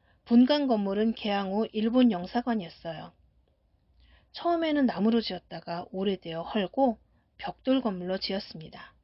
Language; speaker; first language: Korean; native; Korean